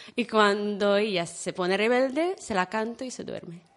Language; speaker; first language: Spanish; non-native, fluent; Ukrainian